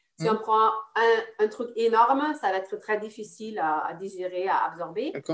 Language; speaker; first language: French; non-native, fluent; German